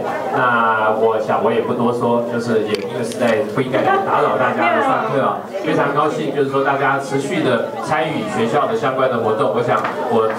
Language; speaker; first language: Chinese; native; Chinese